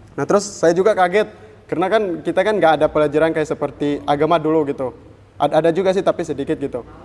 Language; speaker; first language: Indonesian; non-native, fluent; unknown